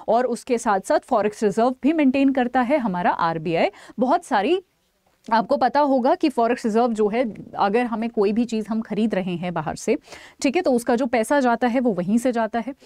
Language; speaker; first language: Hindi; native; Hindi